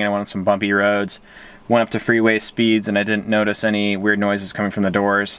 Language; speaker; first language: English; native; English